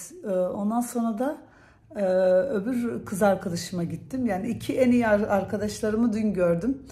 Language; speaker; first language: Turkish; early bilingual, heritage; Turkish